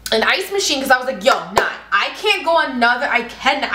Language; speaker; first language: English; native; English